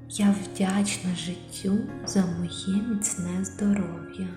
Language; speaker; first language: Ukrainian; native; Ukrainian